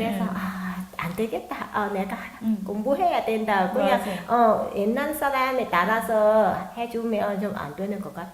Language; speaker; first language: Korean; non-native, learner; Vietnamese